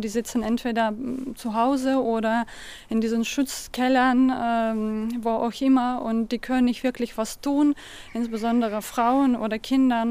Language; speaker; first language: German; non-native, fluent; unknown